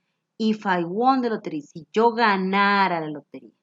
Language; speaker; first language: English; non-native, fluent; Spanish